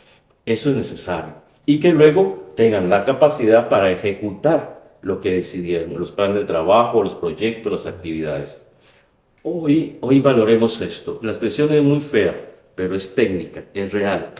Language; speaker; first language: Spanish; native; Spanish